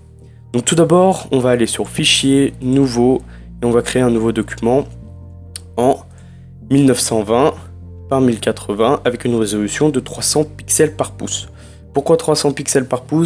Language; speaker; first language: French; native; French